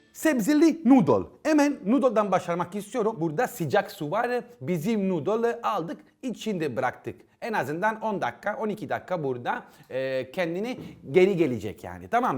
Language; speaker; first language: Turkish; non-native, learner; Italian